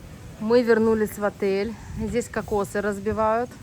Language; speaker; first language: Russian; native; Russian